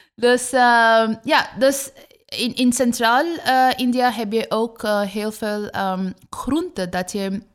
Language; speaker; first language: Dutch; non-native, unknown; Bangla